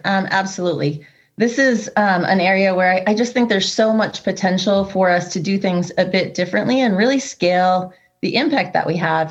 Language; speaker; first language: English; native; English